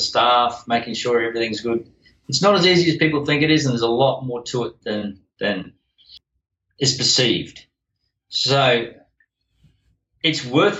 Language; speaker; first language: English; native; English